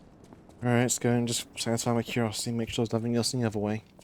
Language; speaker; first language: English; native; English